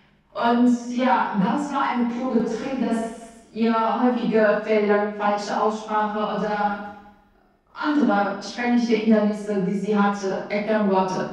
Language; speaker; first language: German; non-native, learner; Albanian